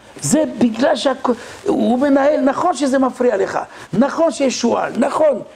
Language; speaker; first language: Hebrew; non-native, fluent; French